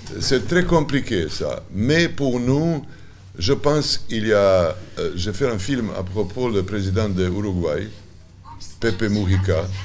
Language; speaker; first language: French; non-native, learner; Serbian